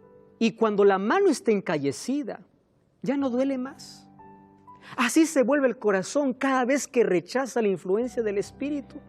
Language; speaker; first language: Spanish; native; Spanish